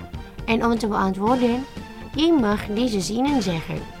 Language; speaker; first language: Dutch; non-native, fluent; Indonesian